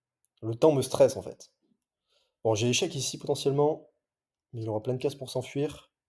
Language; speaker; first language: French; native; French